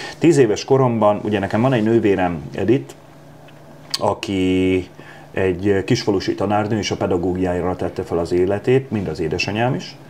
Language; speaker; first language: Hungarian; native; Hungarian